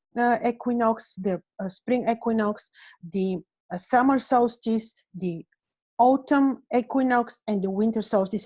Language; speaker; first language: English; non-native, fluent; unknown